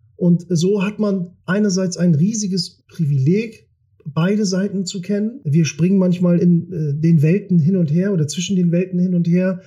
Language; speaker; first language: German; early bilingual, other home language; Turkish